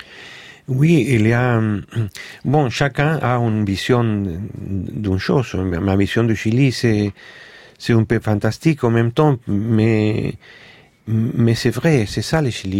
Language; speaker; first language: French; non-native, fluent; Spanish